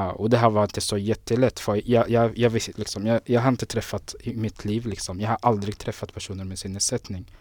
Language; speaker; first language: Swedish; non-native, fluent; Somali